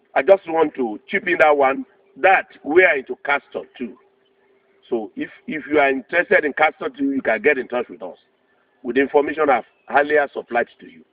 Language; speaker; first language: English; non-native, local second language; Yoruba